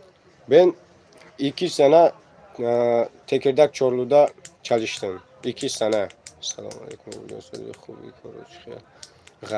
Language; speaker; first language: Turkish; non-native, learner; Tajik